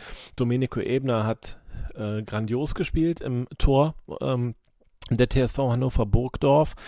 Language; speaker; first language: German; native; German